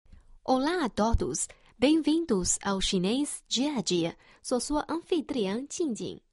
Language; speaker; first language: Portuguese; non-native, fluent; Chinese